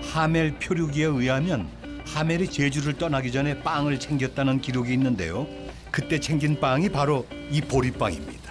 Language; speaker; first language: Korean; native; Korean